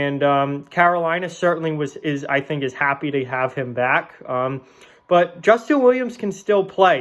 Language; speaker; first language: English; native; English